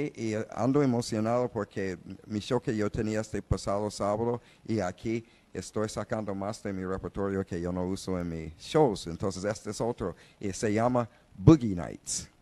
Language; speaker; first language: Spanish; non-native, learner; English